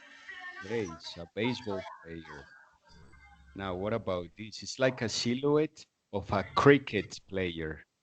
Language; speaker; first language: English; non-native, fluent; Spanish